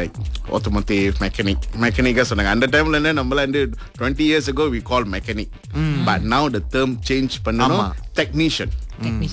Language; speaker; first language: Tamil; early bilingual, heritage; Tamil